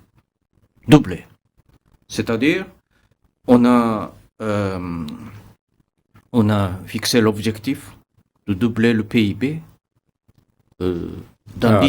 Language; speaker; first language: French; non-native, fluent; Japanese